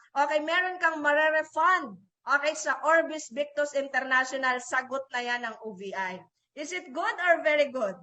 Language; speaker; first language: Filipino; native; Filipino